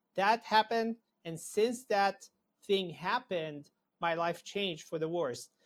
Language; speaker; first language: English; non-native, fluent; Hebrew